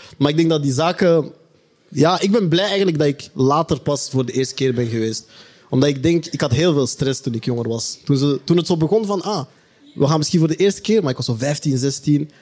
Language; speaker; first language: Dutch; native; Dutch